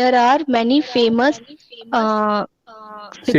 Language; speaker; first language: English; non-native, local second language; Hindi